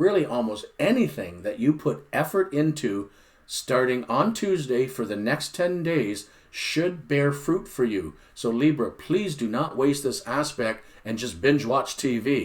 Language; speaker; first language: English; native; English